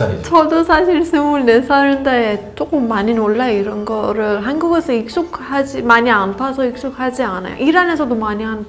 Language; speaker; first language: Korean; non-native, learner; Persian